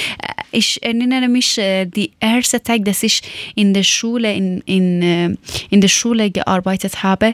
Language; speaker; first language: German; non-native, learner; Persian